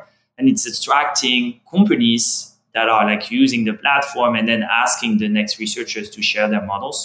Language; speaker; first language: English; non-native, fluent; French